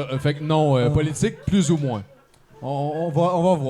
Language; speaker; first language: French; native; French